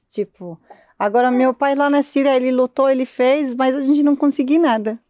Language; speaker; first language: Portuguese; non-native, learner; Arabic